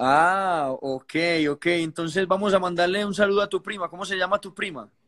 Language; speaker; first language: Spanish; native; Spanish